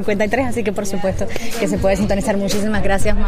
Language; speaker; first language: Spanish; native; Spanish